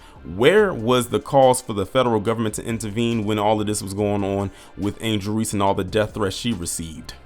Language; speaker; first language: English; native; English